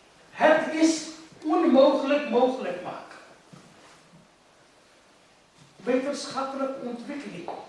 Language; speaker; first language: Dutch; non-native, fluent; Urdu